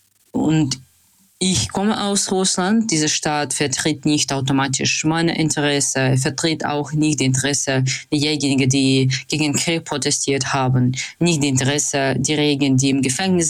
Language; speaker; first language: German; non-native, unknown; Russian